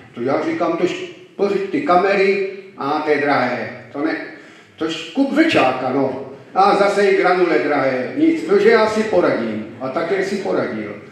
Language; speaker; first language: Czech; native; Czech